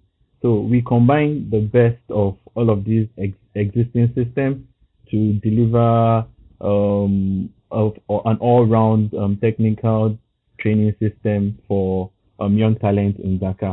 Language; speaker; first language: English; non-native, local second language; Yoruba